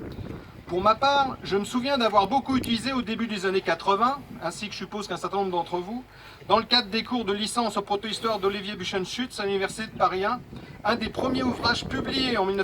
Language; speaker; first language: French; native; French